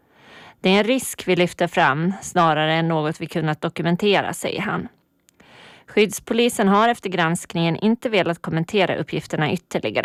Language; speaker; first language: Swedish; native; Swedish